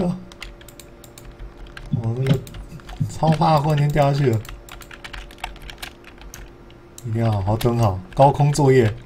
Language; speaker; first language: Chinese; native; Chinese